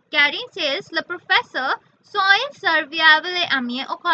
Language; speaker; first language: French; non-native, learner; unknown